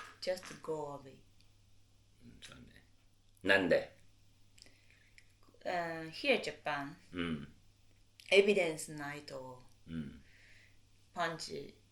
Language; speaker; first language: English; non-native, learner; Japanese